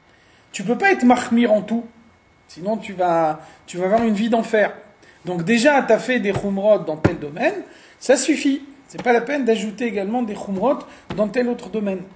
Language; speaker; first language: French; native; French